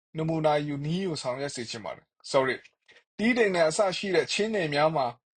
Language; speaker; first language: Burmese; non-native, local second language; Kachin